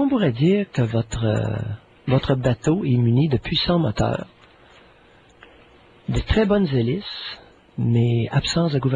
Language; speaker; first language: French; native; French